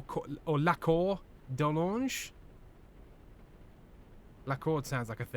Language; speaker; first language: English; native; English